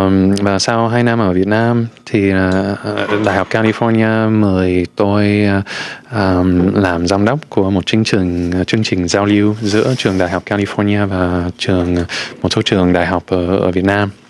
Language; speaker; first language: Vietnamese; non-native, fluent; English